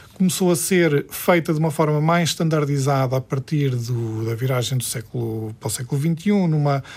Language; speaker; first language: Portuguese; early bilingual, heritage; Portuguese